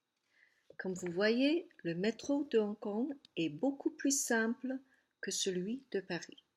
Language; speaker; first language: French; non-native, fluent; Cantonese